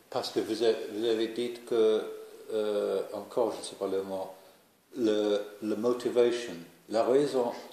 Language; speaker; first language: French; non-native, learner; English